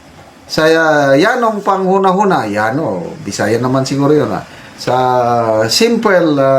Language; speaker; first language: Filipino; native; Filipino